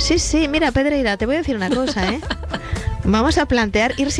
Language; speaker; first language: Spanish; native; Spanish